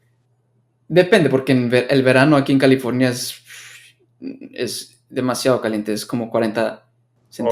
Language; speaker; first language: Spanish; early bilingual, heritage; Spanish